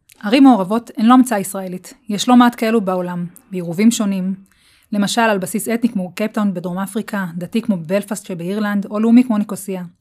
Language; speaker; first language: Hebrew; native; Hebrew